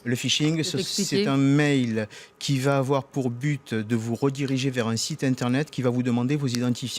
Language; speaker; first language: French; native; French